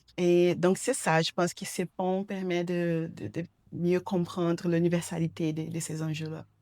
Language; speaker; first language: French; non-native, fluent; Portuguese